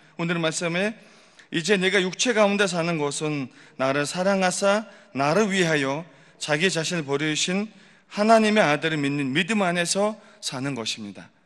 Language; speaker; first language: Korean; non-native, fluent; Mongolian